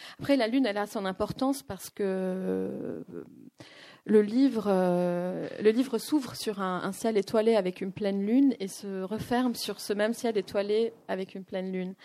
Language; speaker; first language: French; non-native, local second language; Arabic